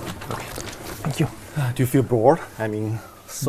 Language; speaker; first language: English; non-native, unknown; Chinese